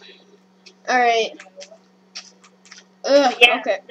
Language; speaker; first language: English; native; English